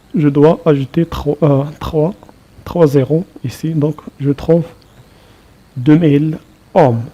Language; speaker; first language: French; non-native, local second language; Arabic